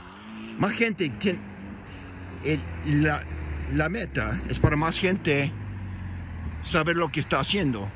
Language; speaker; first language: Spanish; non-native, fluent; English